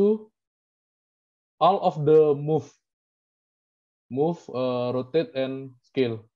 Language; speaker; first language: English; non-native, learner; Indonesian